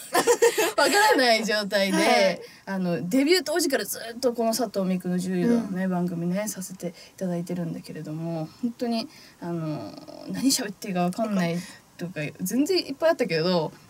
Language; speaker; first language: Japanese; native; Japanese